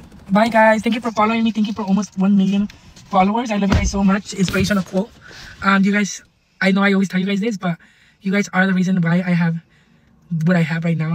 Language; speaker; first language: English; early bilingual, other home language; Spanish